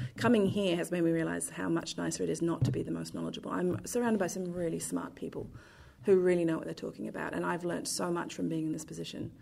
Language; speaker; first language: English; native; English